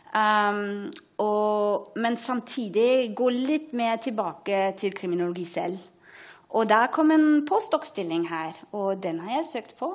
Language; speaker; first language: Norwegian; non-native, fluent; German